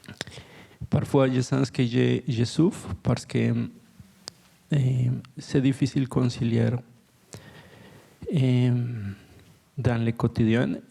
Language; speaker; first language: French; non-native, learner; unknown